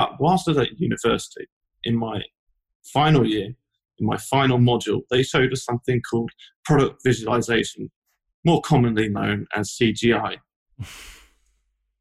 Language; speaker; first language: English; native; English